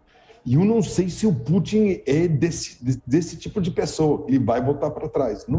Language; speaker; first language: Portuguese; non-native, fluent; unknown